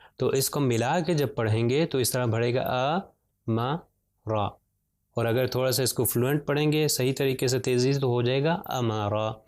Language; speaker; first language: Urdu; native; Urdu